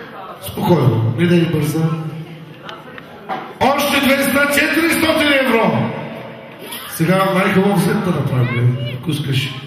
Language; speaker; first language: Bulgarian; non-native, local second language; Turkish